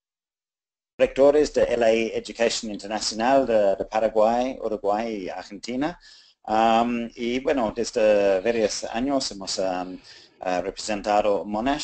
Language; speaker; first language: Spanish; non-native, fluent; English